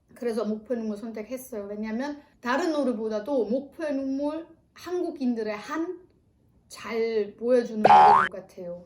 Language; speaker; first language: Korean; non-native, fluent; German